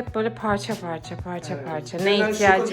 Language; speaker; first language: Turkish; native; Turkish